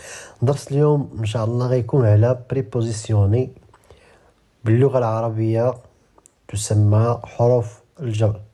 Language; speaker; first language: Arabic; native; Arabic